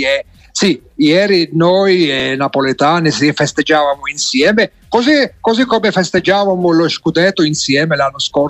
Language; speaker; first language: Italian; non-native, fluent; Georgian